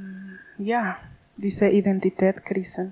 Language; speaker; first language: German; non-native, learner; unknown